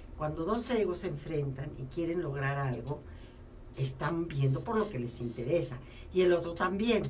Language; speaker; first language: Spanish; native; Spanish